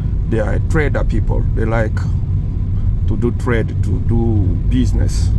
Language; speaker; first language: English; non-native, learner; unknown